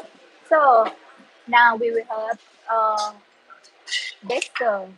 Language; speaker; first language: English; non-native, learner; Thai